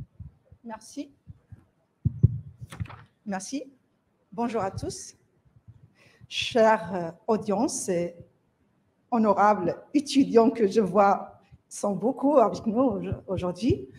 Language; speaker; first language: French; non-native, local second language; Arabic